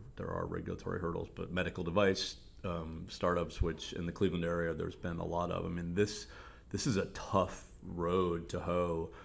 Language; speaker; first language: English; native; English